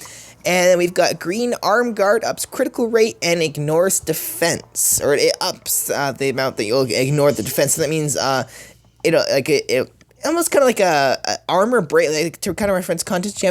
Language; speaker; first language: English; native; English